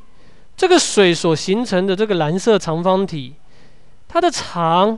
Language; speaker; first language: Chinese; native; Chinese